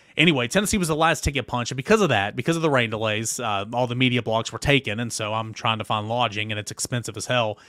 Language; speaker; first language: English; native; English